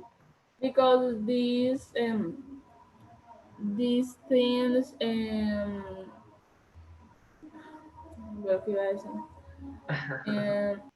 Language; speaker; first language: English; non-native, learner; Spanish